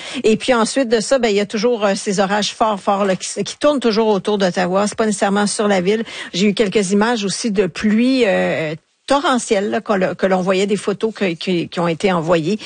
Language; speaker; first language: French; native; French